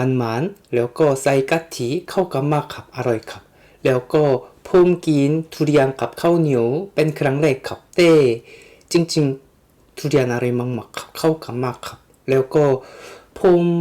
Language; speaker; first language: Thai; non-native, learner; Korean